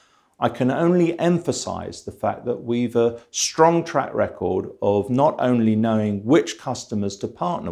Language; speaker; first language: English; native; English